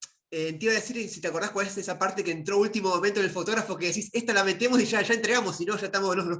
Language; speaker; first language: Spanish; native; Spanish